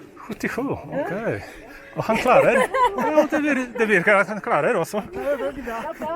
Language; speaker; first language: Swedish; non-native, fluent; Polish